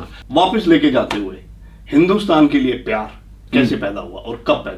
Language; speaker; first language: Hindi; native; Hindi